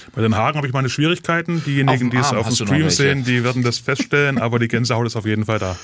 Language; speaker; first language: German; native; German